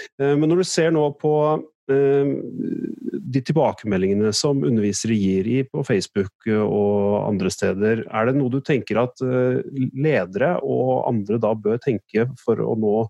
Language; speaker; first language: Norwegian; native; Norwegian